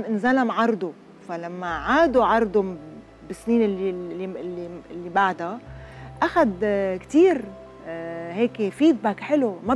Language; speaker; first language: Arabic; native; Arabic